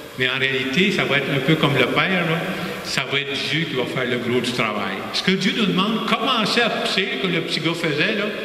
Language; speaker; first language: French; native; French